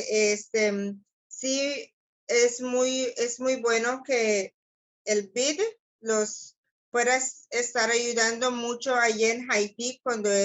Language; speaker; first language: Spanish; non-native, local second language; English